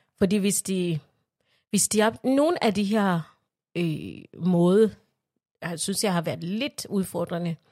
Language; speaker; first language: Danish; non-native, fluent; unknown